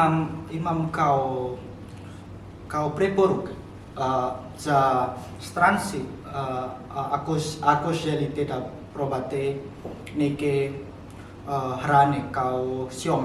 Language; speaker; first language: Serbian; non-native, learner; Indonesian